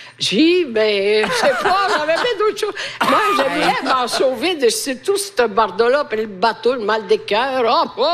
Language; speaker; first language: French; non-native, fluent; Italian